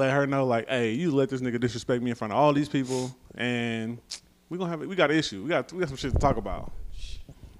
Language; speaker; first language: English; native; English